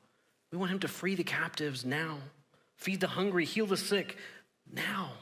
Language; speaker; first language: English; native; English